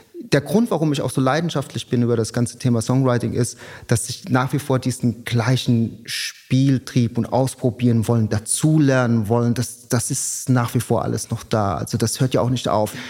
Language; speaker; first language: German; native; German